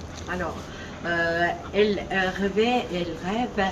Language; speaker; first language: French; non-native, learner; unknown